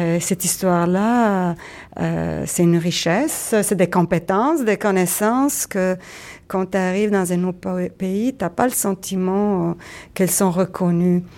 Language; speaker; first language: French; native; French